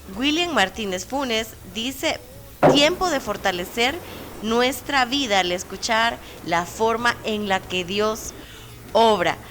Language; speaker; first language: Spanish; native; Spanish